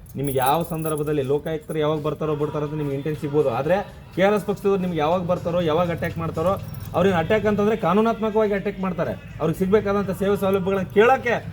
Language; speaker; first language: Kannada; native; Kannada